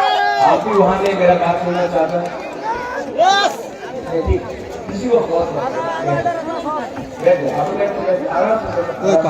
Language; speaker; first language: Hindi; non-native, local second language; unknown